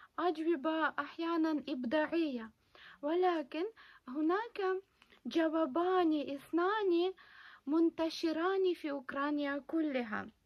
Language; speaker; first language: Arabic; non-native, fluent; Ukrainian